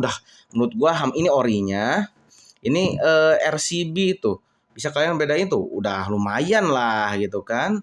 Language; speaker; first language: Indonesian; native; Indonesian